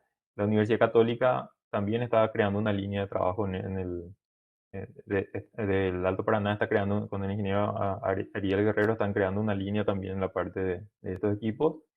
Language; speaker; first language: Spanish; native; Spanish